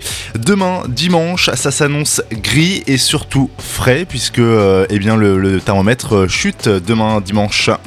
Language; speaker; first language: French; native; French